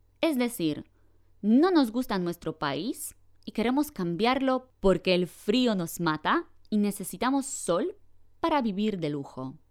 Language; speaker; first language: Spanish; non-native, fluent; Polish